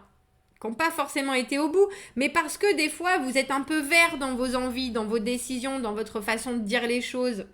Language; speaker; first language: French; native; French